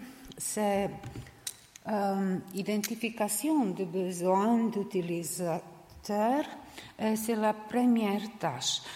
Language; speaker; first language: French; non-native, learner; Serbian